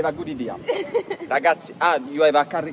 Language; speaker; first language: English; non-native, learner; Italian